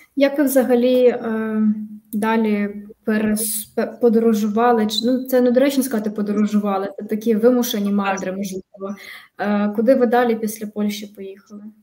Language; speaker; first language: Ukrainian; native; Ukrainian